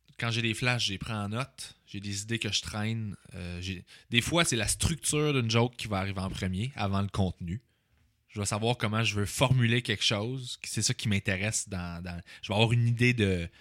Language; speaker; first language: French; native; French